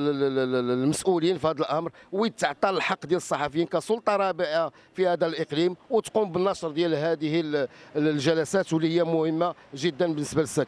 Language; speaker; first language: Arabic; native; Arabic